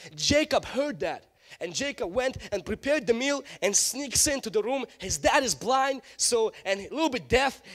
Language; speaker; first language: English; non-native, fluent; Ukrainian